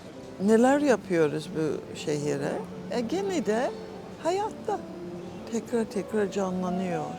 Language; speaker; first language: Turkish; non-native, fluent; English